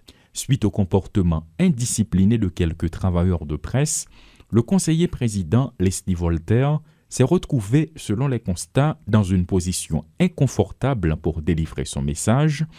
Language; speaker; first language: French; non-native, local second language; Haitian Creole